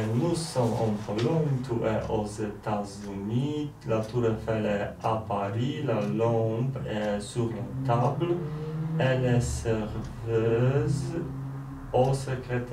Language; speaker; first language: French; non-native, learner; Polish